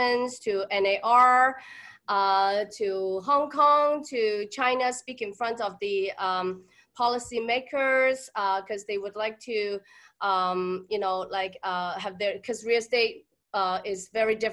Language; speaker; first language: English; non-native, local second language; Cantonese